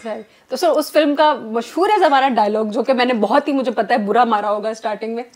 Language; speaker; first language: Urdu; native; Urdu